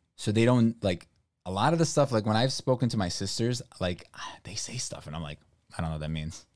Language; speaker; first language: English; non-native, fluent; Portuguese